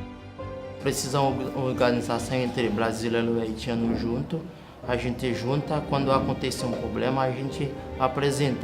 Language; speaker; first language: Portuguese; non-native, learner; Haitian Creole